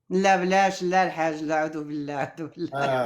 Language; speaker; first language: Arabic; native; Arabic